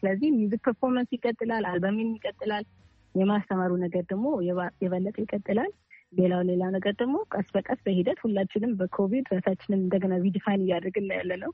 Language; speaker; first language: Amharic; native; Amharic